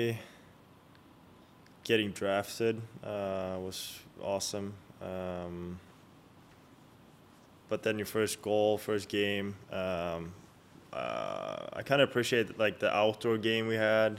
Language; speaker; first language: English; non-native, fluent; Swedish